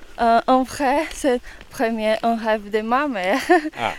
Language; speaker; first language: French; non-native, learner; Portuguese